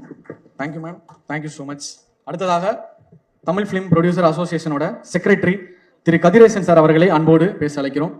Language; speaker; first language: Tamil; native; Tamil